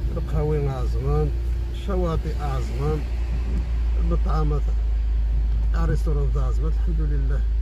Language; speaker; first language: Arabic; non-native, local second language; Riffian